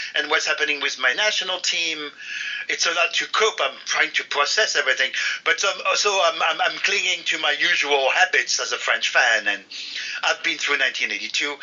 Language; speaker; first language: English; non-native, fluent; French